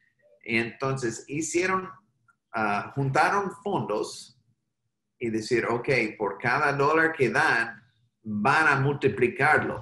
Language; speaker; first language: Spanish; non-native, fluent; English